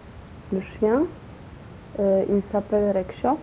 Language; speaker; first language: French; non-native, learner; Polish